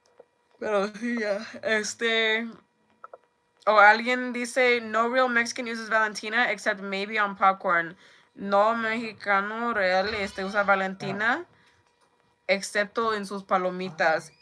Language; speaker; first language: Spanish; non-native, learner; English